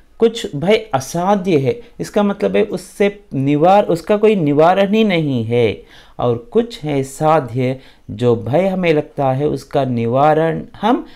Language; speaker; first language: Hindi; non-native, local second language; Kannada